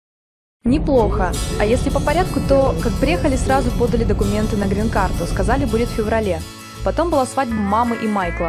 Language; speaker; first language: Russian; native; Russian